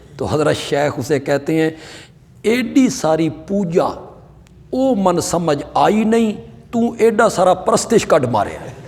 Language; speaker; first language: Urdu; non-native, local second language; Punjabi